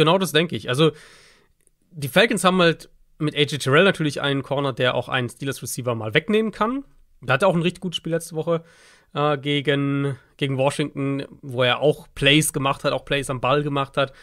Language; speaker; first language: German; native; German